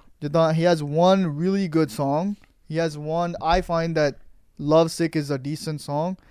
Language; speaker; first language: Punjabi; early bilingual, heritage; Punjabi